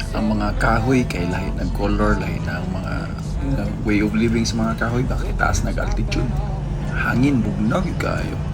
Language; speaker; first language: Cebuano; non-native, learner; Korean